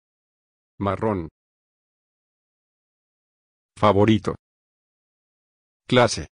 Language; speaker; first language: Spanish; non-native, learner; English